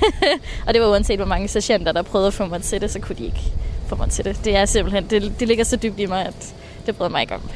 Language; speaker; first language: Danish; native; Danish